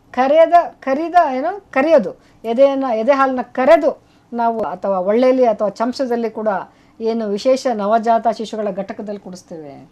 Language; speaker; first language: Kannada; native; Kannada